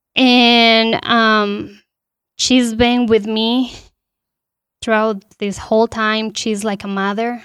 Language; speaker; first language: English; non-native, fluent; Spanish